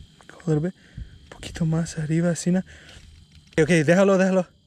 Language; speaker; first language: Spanish; non-native, learner; English